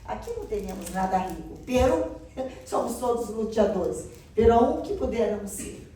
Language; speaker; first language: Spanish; non-native, learner; Portuguese